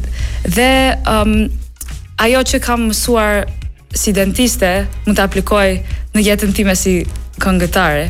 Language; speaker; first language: Albanian; non-native, learner; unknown